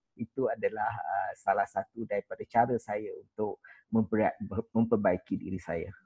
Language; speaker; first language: Malay; native; Malay